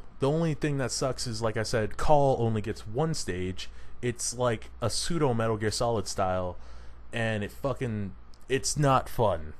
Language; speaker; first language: English; native; English